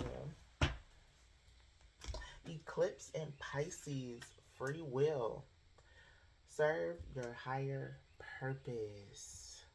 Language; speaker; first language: English; native; English